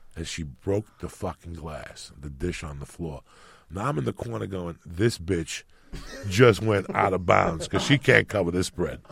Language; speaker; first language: English; early bilingual, other home language; Spanish